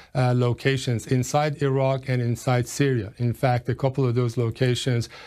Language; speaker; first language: English; non-native, fluent; Persian